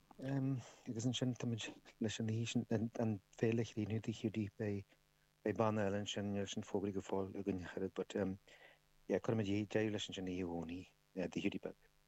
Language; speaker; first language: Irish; native; Irish